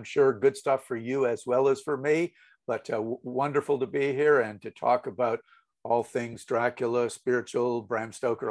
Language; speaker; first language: English; native; English